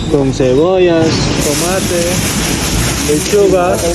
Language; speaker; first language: Spanish; non-native, learner; Filipino